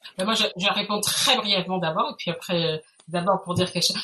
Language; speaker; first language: French; native; French